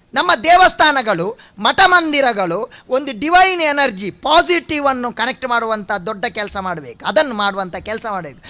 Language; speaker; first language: Kannada; non-native, local second language; Tulu